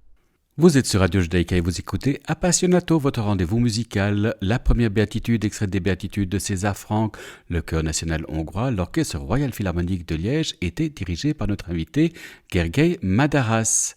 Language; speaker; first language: French; native; French